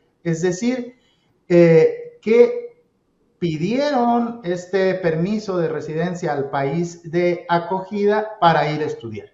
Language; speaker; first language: Spanish; native; Spanish